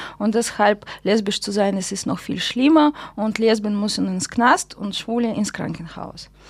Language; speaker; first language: German; non-native, fluent; Russian